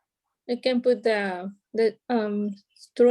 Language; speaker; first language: English; non-native, learner; Spanish